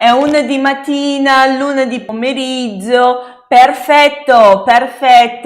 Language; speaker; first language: Italian; non-native, fluent; Portuguese